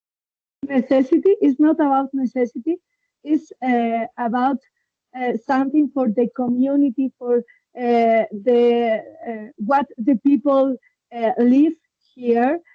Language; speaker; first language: English; non-native, learner; Spanish